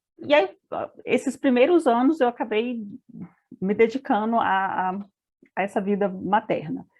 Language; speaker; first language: Portuguese; native; Portuguese